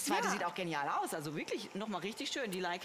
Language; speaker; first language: German; native; German